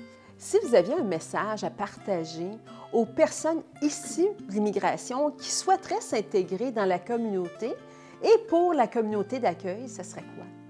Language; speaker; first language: French; native; French